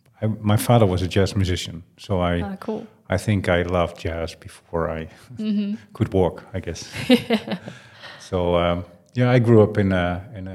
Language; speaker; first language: English; non-native, fluent; Dutch